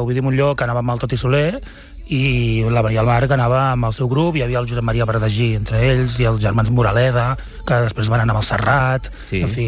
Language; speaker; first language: Catalan; native; Catalan